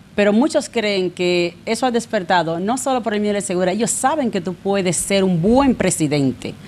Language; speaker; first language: Spanish; native; Spanish